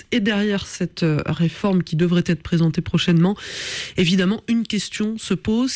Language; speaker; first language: French; native; French